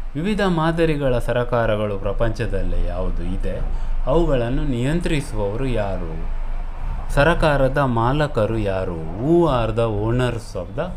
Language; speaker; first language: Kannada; non-native, local second language; Konkani